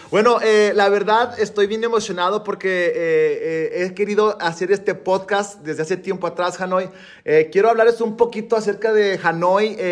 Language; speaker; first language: Spanish; native; Spanish